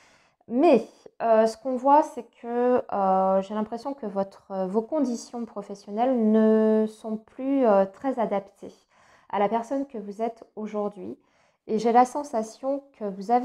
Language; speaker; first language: French; native; French